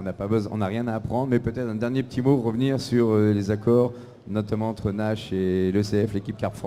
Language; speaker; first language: French; native; French